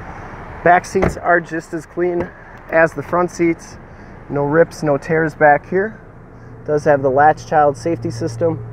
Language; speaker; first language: English; native; English